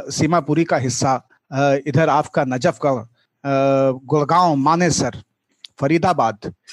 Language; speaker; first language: Hindi; native; Hindi